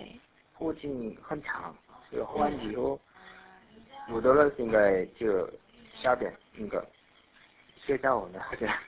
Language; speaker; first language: Chinese; non-native, learner; Korean